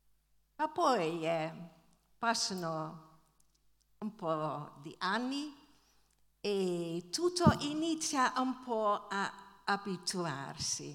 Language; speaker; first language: Italian; non-native, fluent; Dutch